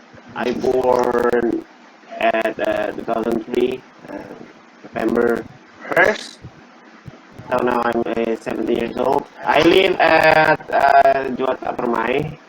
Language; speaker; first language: English; non-native, learner; Indonesian